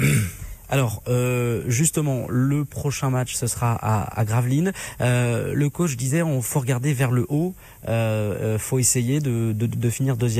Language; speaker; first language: French; native; French